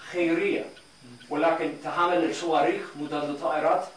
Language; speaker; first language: Arabic; non-native, learner; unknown